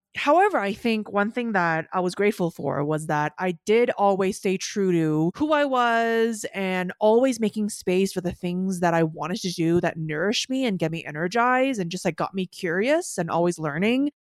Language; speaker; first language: English; non-native, local second language; Cantonese